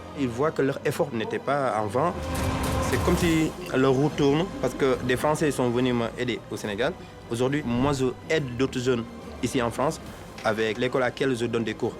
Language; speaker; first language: French; non-native, local second language; Wolof